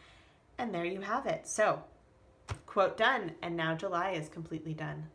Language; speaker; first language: English; native; English